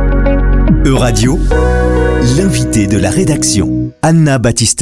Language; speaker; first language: French; native; French